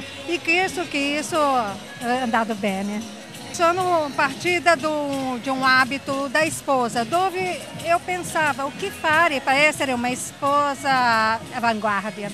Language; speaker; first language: Italian; non-native, learner; Portuguese